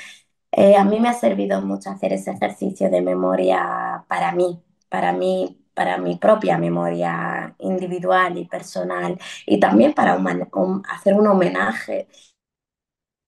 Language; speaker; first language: Spanish; early bilingual, other home language; Arabic